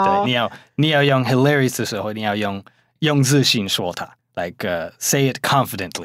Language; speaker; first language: Chinese; non-native, fluent; English